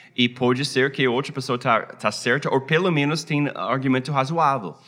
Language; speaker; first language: Portuguese; non-native, fluent; English